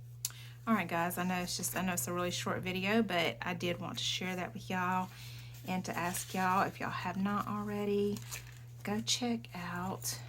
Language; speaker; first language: English; native; English